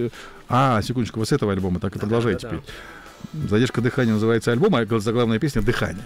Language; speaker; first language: Russian; native; Russian